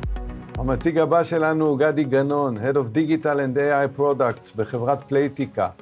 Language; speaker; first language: Hebrew; native; Hebrew